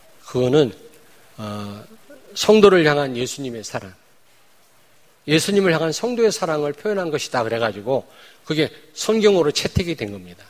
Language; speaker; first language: Korean; native; Korean